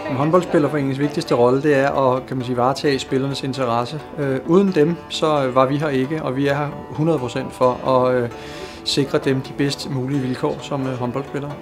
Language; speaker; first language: Danish; native; Danish